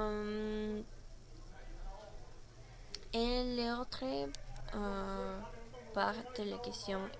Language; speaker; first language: French; non-native, learner; Spanish